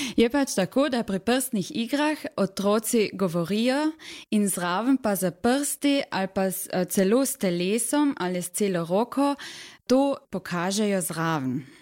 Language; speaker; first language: Slovenian; native; Slovenian